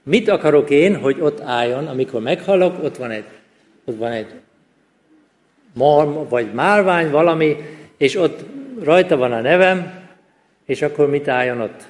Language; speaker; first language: Hungarian; non-native, fluent; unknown